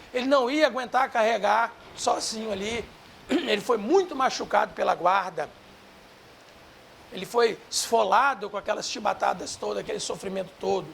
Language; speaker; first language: Portuguese; native; Portuguese